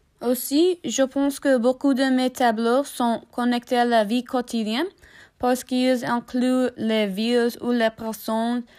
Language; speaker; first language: French; non-native, learner; English